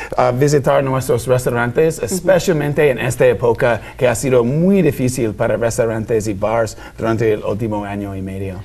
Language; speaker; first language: Spanish; non-native, fluent; English